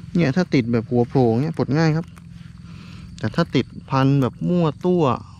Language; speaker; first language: Thai; native; Thai